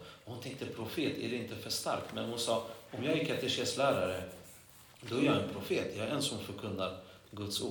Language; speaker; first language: Swedish; non-native, fluent; Polish